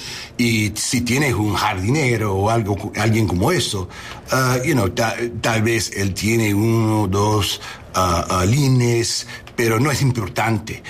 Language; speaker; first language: Spanish; non-native, learner; English